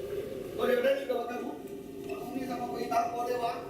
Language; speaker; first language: Japanese; non-native, fluent; Chinese